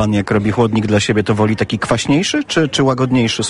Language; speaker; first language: Polish; native; Polish